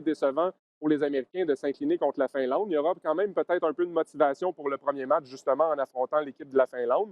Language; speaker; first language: French; native; French